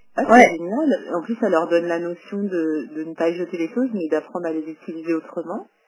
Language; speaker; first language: French; native; French